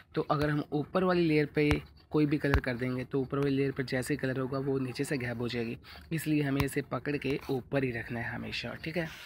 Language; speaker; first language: Urdu; non-native, local second language; Punjabi